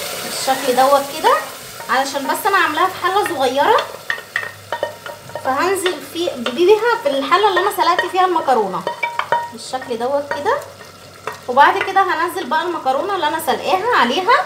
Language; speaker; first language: Arabic; native; Arabic